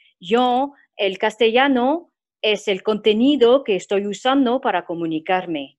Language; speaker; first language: Spanish; non-native, fluent; French